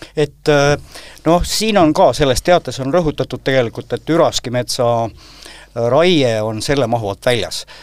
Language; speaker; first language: Estonian; native; Estonian